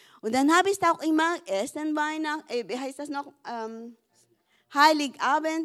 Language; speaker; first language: German; non-native, learner; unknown